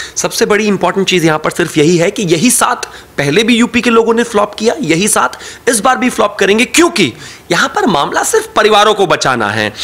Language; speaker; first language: Hindi; native; Hindi